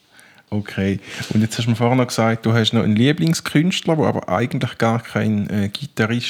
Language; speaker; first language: German; native; German